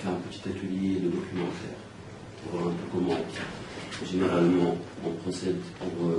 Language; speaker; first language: French; non-native, local second language; Arabic